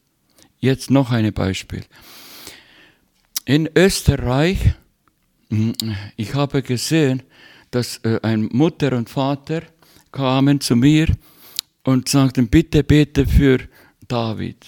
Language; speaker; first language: German; non-native, learner; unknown